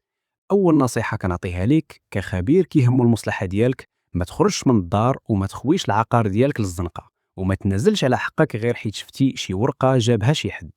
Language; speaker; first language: Arabic; native; Arabic